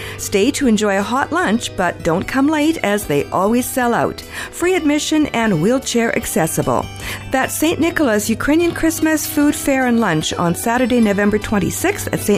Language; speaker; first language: English; early bilingual, other home language; Ukrainian